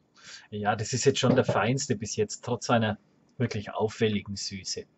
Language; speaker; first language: German; native; German